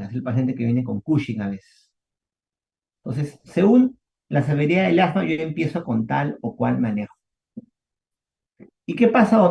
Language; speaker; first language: Spanish; native; Spanish